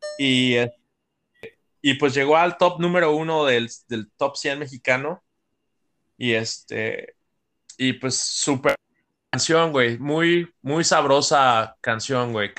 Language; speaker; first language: Spanish; native; Spanish